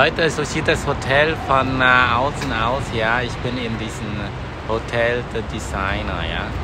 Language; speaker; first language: German; non-native, fluent; Vietnamese